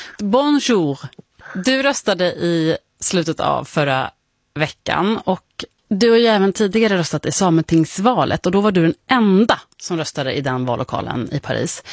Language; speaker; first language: Swedish; native; Swedish